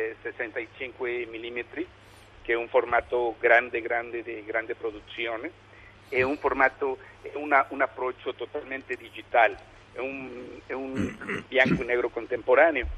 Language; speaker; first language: Italian; non-native, learner; Spanish